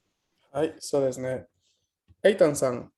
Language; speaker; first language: Japanese; non-native, fluent; Spanish